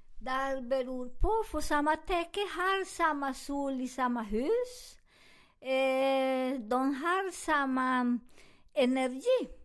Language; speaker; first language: Swedish; non-native, learner; Spanish